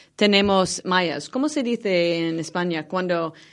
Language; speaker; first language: Spanish; non-native, learner; English